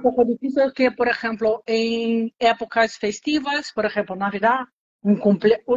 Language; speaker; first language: Spanish; non-native, learner; Portuguese